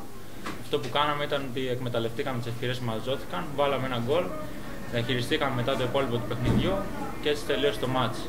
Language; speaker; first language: Greek; native; Greek